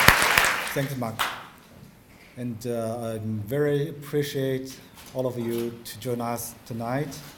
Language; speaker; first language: English; non-native, fluent; Chinese